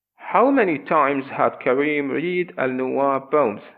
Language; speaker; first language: English; non-native, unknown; Arabic